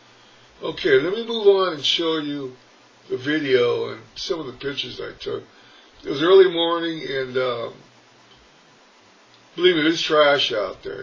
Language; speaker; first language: English; native; English